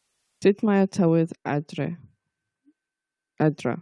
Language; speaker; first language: Welsh; non-native, learner; English